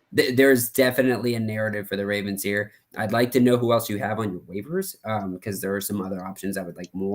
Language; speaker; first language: English; native; English